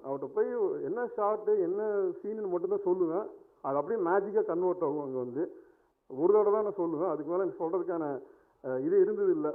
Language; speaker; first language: Tamil; native; Tamil